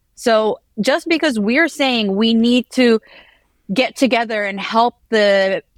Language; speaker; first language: English; early bilingual, heritage; Arabic